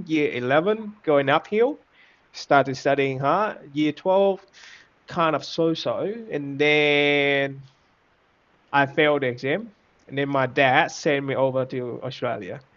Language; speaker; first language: English; non-native, fluent; Vietnamese